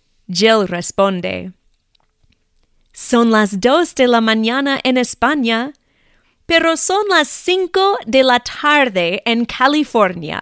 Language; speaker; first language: Spanish; non-native, fluent; English